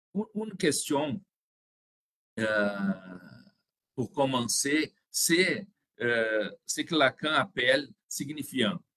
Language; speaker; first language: French; non-native, fluent; Portuguese